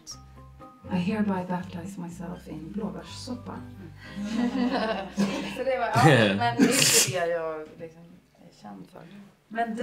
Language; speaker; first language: Swedish; native; Swedish